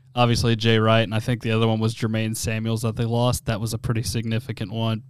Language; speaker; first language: English; native; English